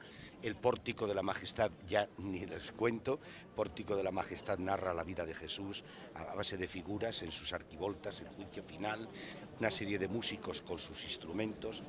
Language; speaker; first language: Spanish; native; Spanish